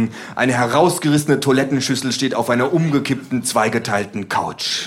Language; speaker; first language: German; native; German